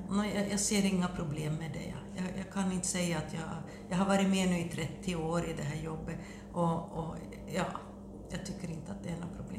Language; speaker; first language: Swedish; native; Swedish